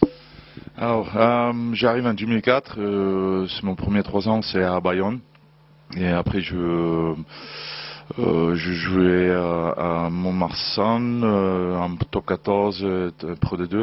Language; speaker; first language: French; non-native, learner; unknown